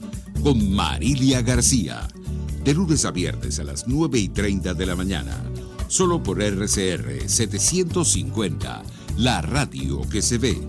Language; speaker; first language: Spanish; native; Spanish